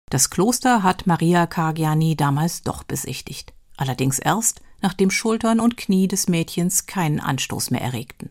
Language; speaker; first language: German; native; German